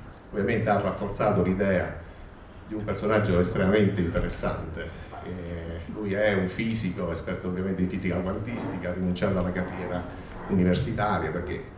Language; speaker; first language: Italian; native; Italian